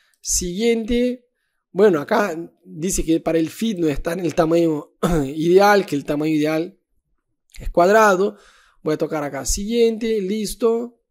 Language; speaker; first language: Spanish; non-native, fluent; Portuguese